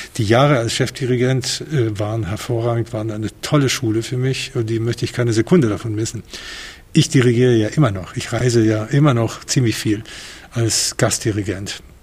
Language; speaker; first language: German; non-native, fluent; Spanish